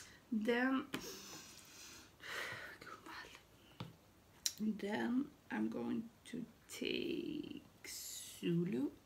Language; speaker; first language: English; non-native, fluent; Swedish